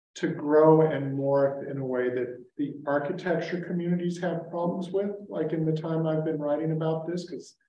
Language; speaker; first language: English; native; English